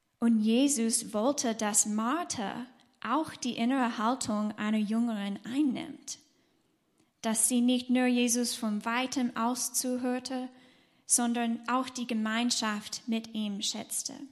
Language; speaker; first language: German; non-native, fluent; English